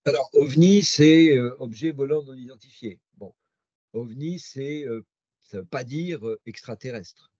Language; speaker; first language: French; native; French